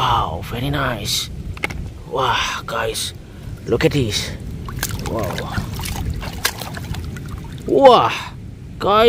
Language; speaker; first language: English; non-native, learner; Indonesian